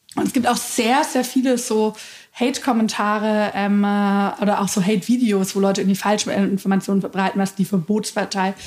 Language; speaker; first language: German; native; German